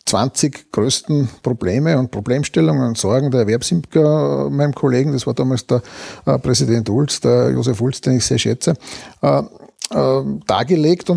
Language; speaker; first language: German; native; German